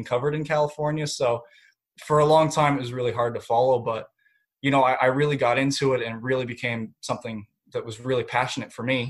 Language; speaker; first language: English; native; English